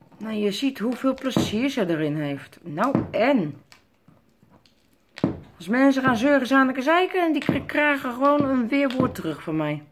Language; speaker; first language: Dutch; native; Dutch